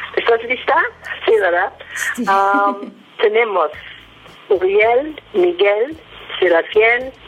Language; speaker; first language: Spanish; non-native, fluent; Dutch